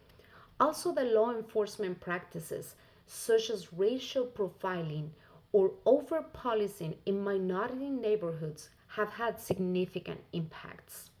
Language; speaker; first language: English; non-native, fluent; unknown